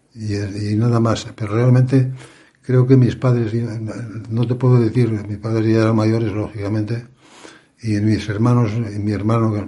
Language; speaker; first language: Spanish; native; Spanish